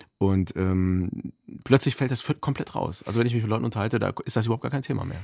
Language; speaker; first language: German; native; German